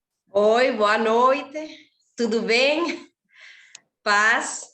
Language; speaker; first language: Portuguese; non-native, learner; Spanish